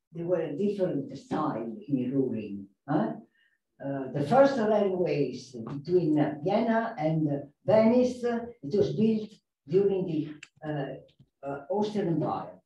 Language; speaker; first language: English; non-native, fluent; Italian